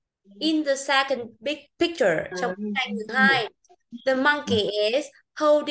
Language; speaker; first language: English; non-native, fluent; Vietnamese